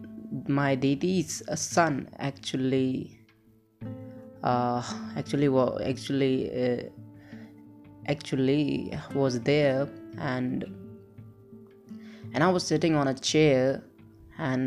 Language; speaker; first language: English; non-native, local second language; Hindi